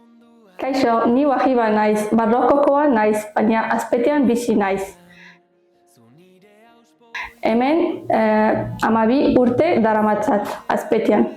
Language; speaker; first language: Basque; non-native, learner; Arabic